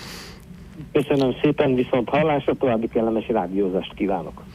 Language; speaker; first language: Hungarian; native; Hungarian